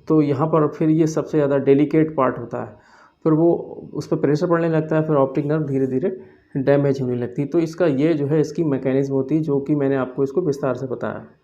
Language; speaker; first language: Hindi; native; Hindi